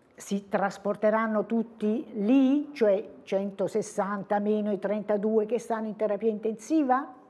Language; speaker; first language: Italian; native; Italian